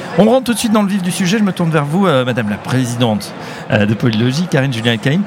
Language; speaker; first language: French; native; French